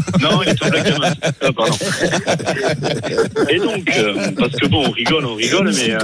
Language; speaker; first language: French; native; French